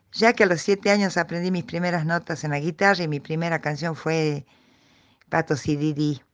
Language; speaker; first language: Spanish; native; Spanish